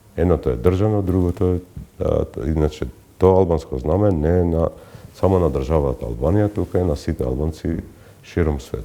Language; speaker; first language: Macedonian; non-native, local second language; Albanian